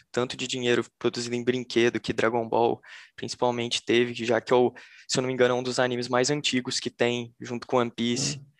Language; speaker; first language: Portuguese; native; Portuguese